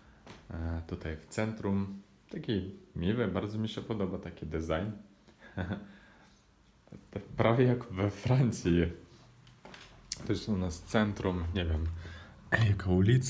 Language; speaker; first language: Polish; non-native, fluent; Ukrainian